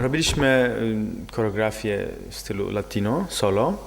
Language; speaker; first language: Polish; non-native, fluent; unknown